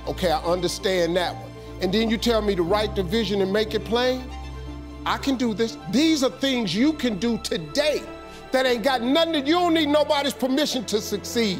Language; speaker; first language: English; native; English